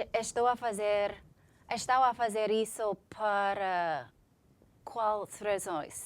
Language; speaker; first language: Portuguese; non-native, learner; English